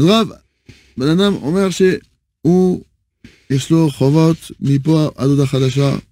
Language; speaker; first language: Hebrew; non-native, fluent; French